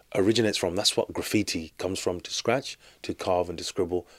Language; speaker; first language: English; native; English